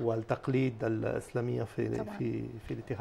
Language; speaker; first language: Arabic; non-native, fluent; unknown